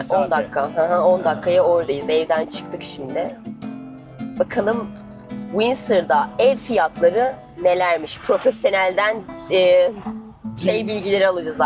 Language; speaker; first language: Turkish; native; Turkish